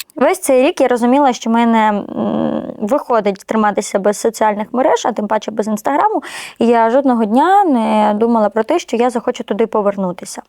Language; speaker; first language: Ukrainian; non-native, local second language; Russian